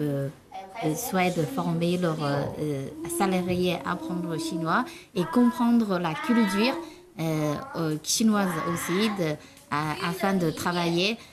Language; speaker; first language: French; non-native, learner; Chinese